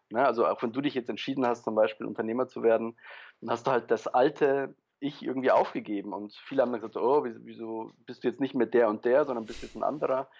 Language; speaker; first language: German; early bilingual, other home language; Polish